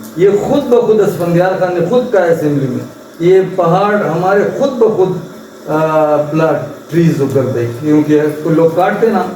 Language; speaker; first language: Urdu; non-native, local second language; Pashto